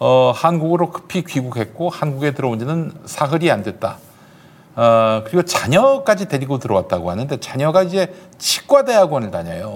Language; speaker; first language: Korean; native; Korean